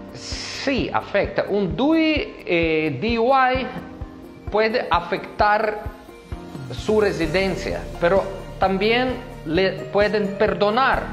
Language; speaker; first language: Spanish; non-native, fluent; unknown